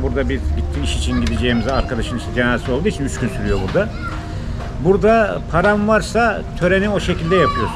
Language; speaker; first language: Turkish; native; Turkish